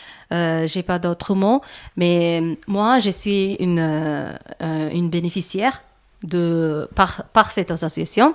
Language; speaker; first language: French; non-native, learner; Malayalam